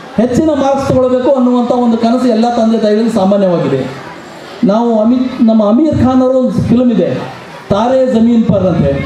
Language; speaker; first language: Kannada; native; Kannada